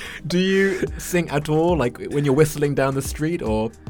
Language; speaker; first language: English; native; English